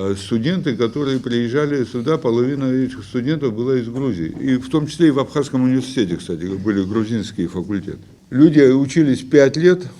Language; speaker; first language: Russian; non-native, fluent; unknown